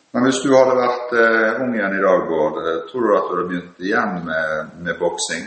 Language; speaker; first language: Norwegian; native; Norwegian